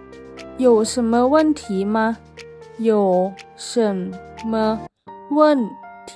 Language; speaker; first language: Chinese; non-native, fluent; Lao